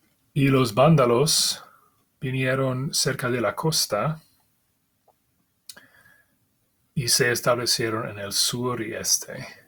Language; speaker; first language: Spanish; non-native, fluent; English